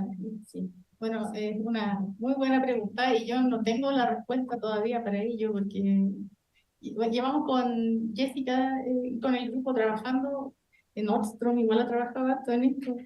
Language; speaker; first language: Spanish; native; Spanish